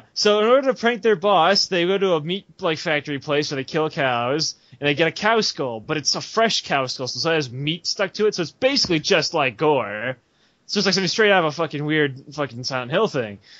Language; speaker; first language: English; native; English